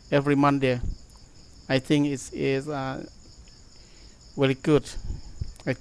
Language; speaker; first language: English; non-native, learner; Thai